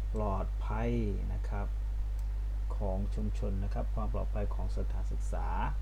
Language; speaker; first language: Thai; non-native, local second language; Pattani Malay